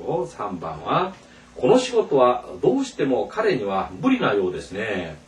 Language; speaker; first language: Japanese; non-native, fluent; Korean